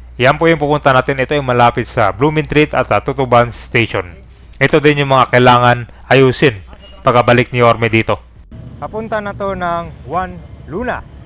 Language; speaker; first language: Filipino; native; Filipino